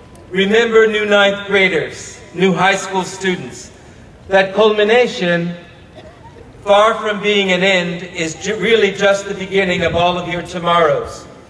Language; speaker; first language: English; native; English